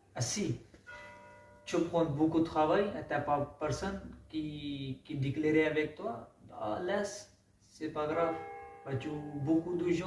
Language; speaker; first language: French; non-native, learner; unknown